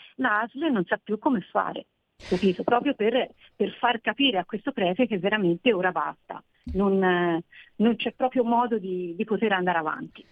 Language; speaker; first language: Italian; native; Italian